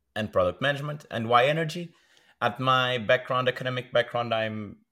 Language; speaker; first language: English; non-native, fluent; Portuguese